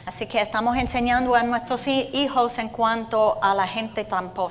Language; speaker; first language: Spanish; non-native, fluent; English